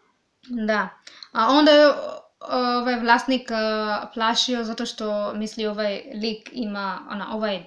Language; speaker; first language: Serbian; non-native, learner; English